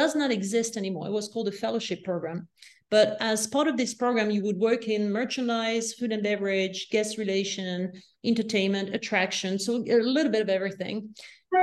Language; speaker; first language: English; non-native, fluent; French